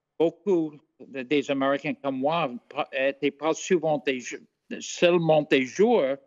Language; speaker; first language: French; non-native, fluent; English